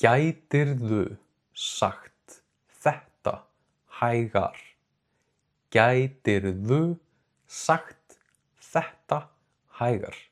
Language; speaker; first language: Icelandic; non-native, fluent; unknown